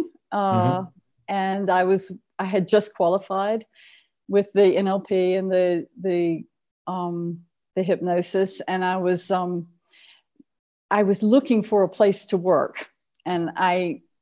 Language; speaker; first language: English; native; English